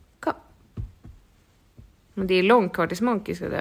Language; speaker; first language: Swedish; native; Swedish